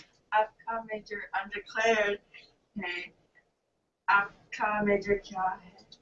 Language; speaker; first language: Hindi; non-native, learner; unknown